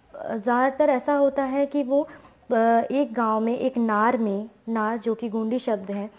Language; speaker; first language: Hindi; native; Hindi